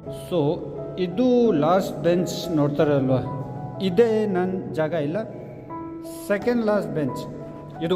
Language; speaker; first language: Kannada; non-native, fluent; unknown